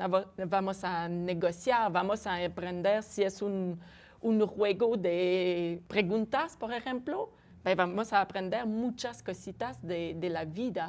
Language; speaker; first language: Spanish; non-native, fluent; French